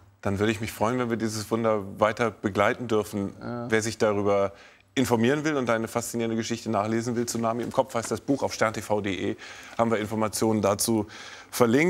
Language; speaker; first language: German; native; German